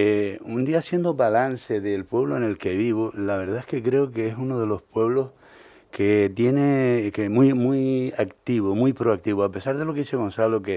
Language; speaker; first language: Spanish; native; Spanish